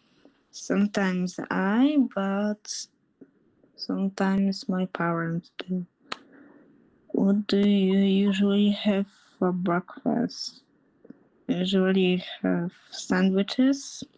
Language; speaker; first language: English; non-native, learner; Polish